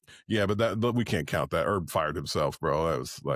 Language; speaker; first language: English; native; English